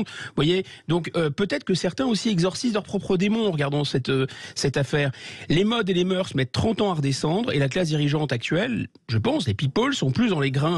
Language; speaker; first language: French; native; French